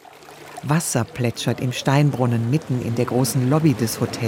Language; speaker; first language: German; native; German